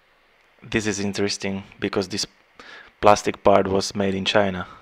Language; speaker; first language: English; non-native, fluent; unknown